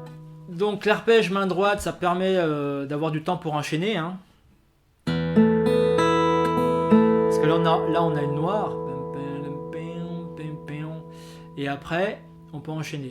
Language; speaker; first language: French; native; French